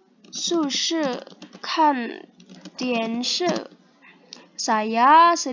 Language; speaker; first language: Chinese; non-native, learner; Indonesian